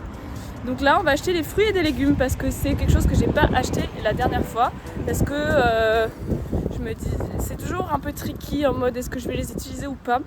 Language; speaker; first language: French; native; French